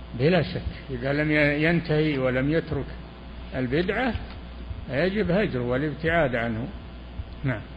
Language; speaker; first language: Arabic; native; Arabic